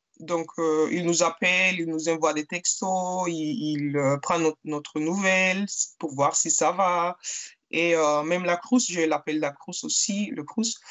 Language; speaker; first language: French; non-native, fluent; Spanish